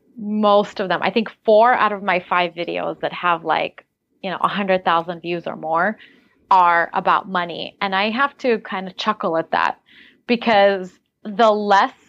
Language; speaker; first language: English; early bilingual, other home language; Russian